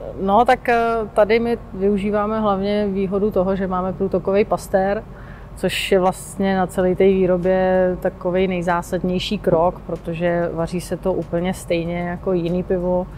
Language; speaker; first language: Czech; native; Czech